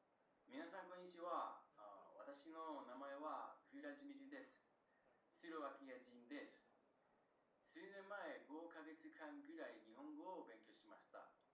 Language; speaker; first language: Japanese; non-native, learner; Slovak